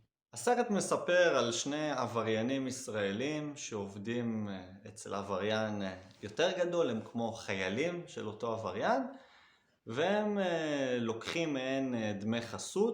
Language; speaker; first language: Hebrew; native; Hebrew